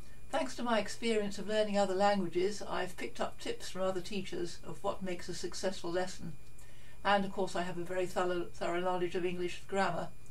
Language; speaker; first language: English; native; English